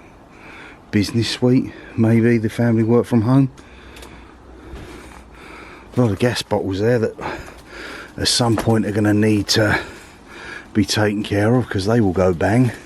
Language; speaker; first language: English; native; English